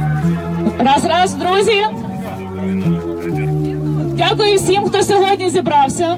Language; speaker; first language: Ukrainian; native; Ukrainian